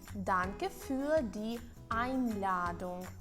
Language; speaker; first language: German; non-native, fluent; Ukrainian